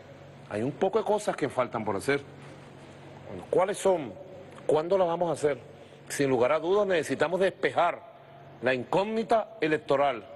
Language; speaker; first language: Spanish; native; Spanish